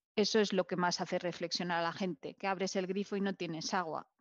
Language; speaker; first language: Spanish; native; Spanish